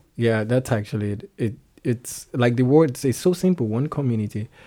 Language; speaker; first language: English; non-native, local second language; Yoruba